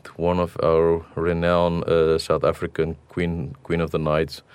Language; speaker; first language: English; non-native, local second language; Afrikaans